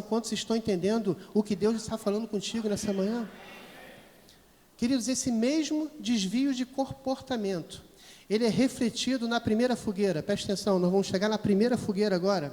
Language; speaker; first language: Portuguese; native; Portuguese